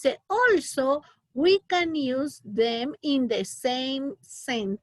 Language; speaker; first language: English; non-native, learner; Spanish